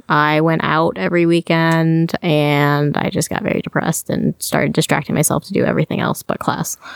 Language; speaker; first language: English; native; English